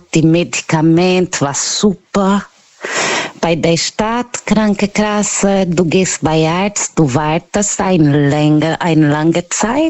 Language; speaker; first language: German; non-native, learner; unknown